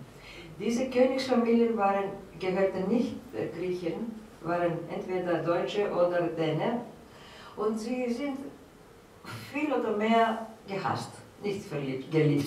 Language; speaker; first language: German; non-native, fluent; Greek